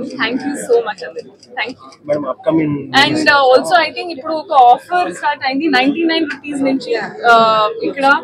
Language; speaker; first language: Telugu; non-native, learner; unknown